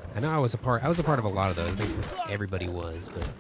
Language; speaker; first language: English; native; English